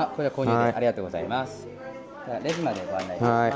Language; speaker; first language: Japanese; native; Japanese